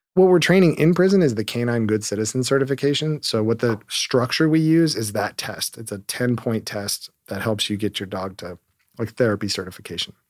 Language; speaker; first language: English; native; English